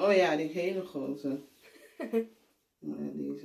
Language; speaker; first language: Dutch; non-native, learner; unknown